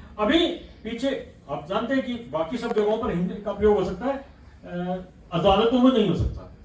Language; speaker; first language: Hindi; native; Hindi